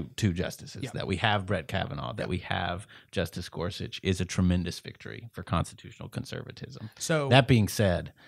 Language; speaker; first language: English; native; English